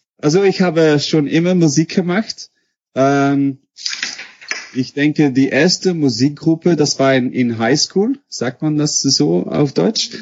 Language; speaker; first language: German; non-native, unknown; Dutch